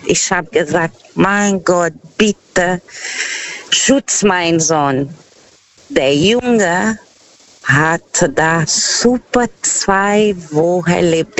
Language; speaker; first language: German; non-native, fluent; Portuguese